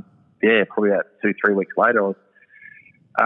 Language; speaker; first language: English; native; English